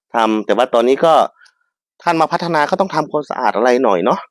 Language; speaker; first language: Thai; native; Thai